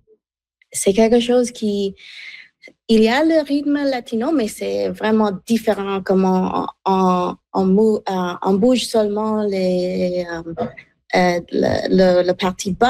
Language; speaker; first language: French; non-native, local second language; English